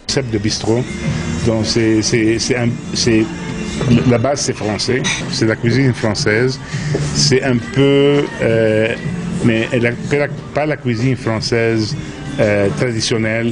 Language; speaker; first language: French; non-native, local second language; Arabic